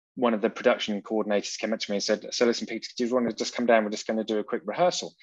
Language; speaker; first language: English; native; English